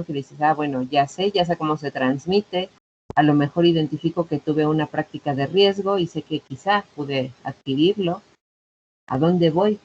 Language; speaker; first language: Spanish; native; Spanish